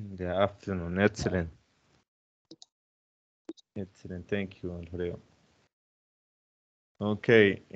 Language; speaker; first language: English; non-native, fluent; Spanish